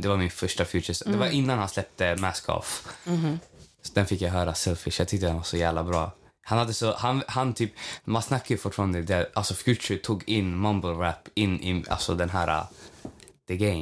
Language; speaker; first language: Swedish; native; Swedish